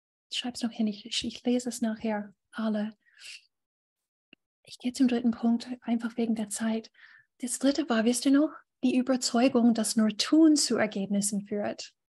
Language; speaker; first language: German; non-native, fluent; English